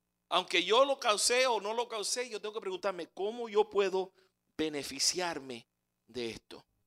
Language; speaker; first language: Spanish; native; Spanish